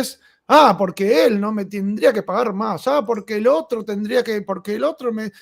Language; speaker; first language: Spanish; native; Spanish